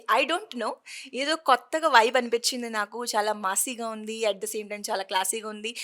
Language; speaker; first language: Telugu; non-native, fluent; Hindi